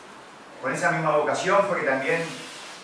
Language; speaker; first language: Spanish; native; Spanish